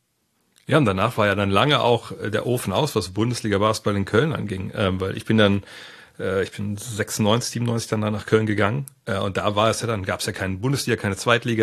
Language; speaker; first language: German; native; German